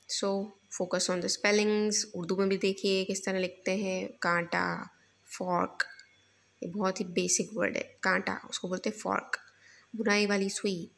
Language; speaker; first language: Urdu; native; Urdu